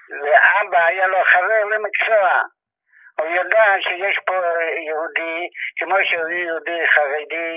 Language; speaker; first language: Hebrew; non-native, fluent; Yiddish